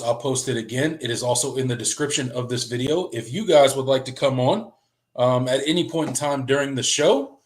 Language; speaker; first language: English; native; English